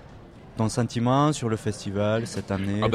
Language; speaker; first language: French; native; French